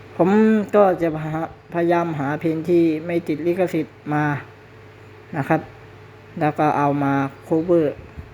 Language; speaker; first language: Thai; native; Thai